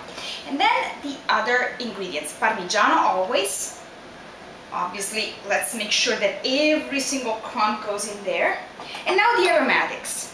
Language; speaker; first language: English; non-native, fluent; Italian